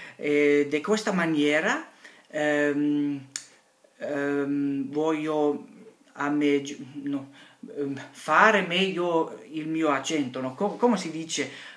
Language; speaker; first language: Italian; non-native, learner; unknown